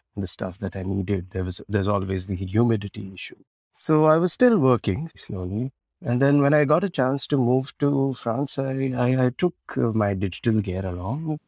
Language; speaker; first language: English; non-native, local second language; Marathi